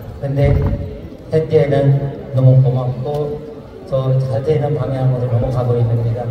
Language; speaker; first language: Korean; non-native, fluent; Sinhala